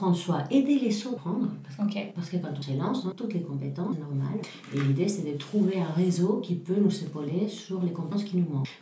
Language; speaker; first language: French; non-native, fluent; Spanish